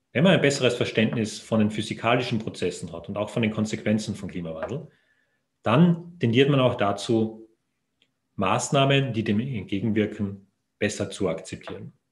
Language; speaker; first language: German; native; German